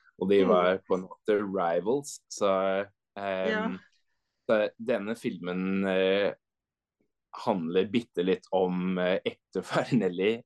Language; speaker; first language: Norwegian; non-native, fluent; English